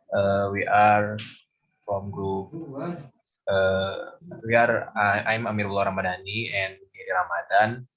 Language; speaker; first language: English; non-native, learner; Indonesian